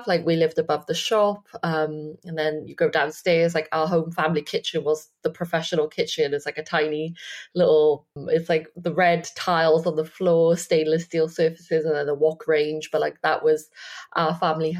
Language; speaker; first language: English; native; English